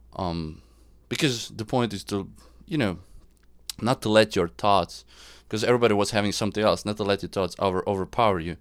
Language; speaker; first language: English; non-native, fluent; Serbian